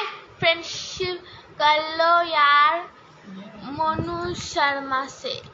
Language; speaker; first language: Hindi; non-native, local second language; Bangla